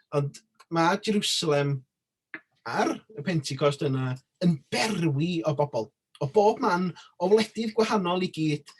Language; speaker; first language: Welsh; native; Welsh